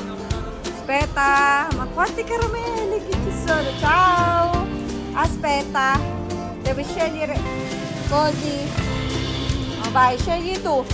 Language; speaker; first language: Italian; non-native, learner; Filipino